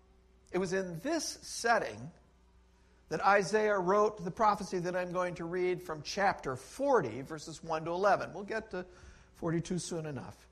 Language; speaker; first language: English; native; English